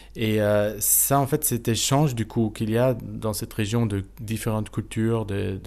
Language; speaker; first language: French; non-native, fluent; German